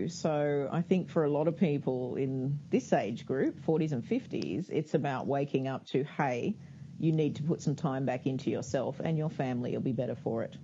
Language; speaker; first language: English; native; English